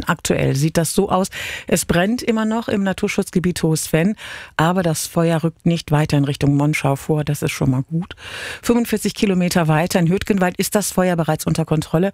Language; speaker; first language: German; native; German